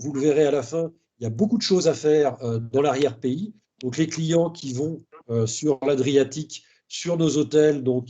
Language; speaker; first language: French; native; French